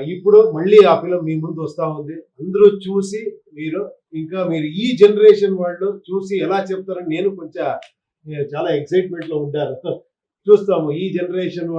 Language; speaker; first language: Telugu; non-native, local second language; Kannada